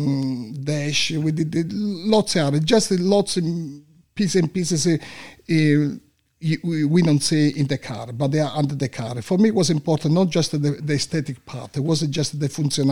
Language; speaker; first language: English; non-native, learner; Italian